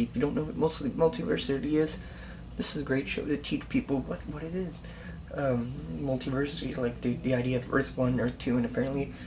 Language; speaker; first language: English; native; English